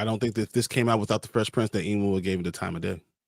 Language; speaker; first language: English; native; English